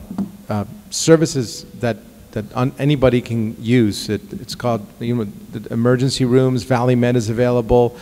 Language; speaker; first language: English; early bilingual, other home language; Arabic